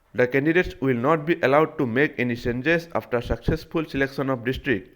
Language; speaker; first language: English; non-native, local second language; Assamese